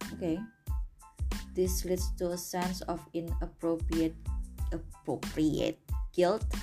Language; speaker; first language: English; non-native, fluent; Indonesian